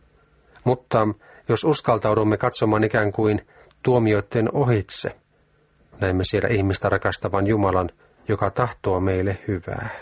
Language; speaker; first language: Finnish; native; Finnish